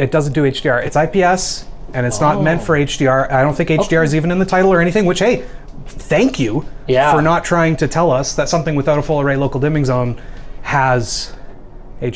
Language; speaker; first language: English; native; English